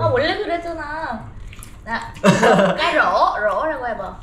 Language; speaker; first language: Korean; non-native, learner; Vietnamese